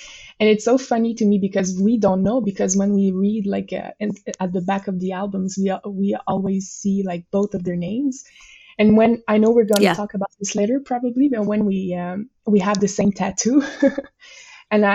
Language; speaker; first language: English; non-native, fluent; French